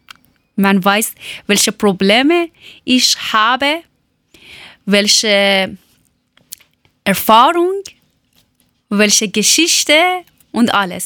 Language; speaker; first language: German; non-native, learner; Persian